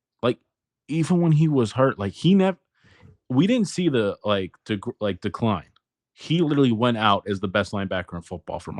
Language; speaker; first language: English; native; English